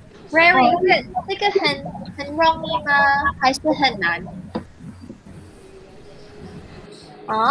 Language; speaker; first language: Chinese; non-native, learner; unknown